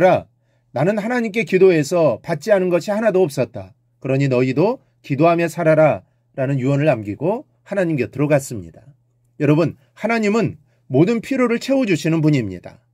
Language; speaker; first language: Korean; native; Korean